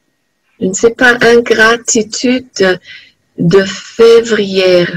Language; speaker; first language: French; non-native, learner; Chinese